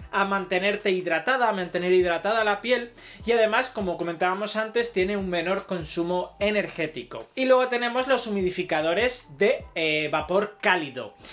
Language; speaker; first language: Spanish; native; Spanish